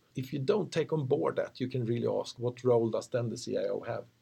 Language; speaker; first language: English; non-native, fluent; Swedish